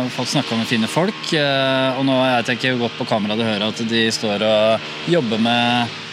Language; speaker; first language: Norwegian; native; Norwegian